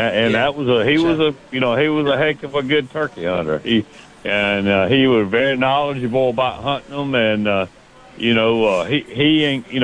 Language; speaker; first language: English; native; English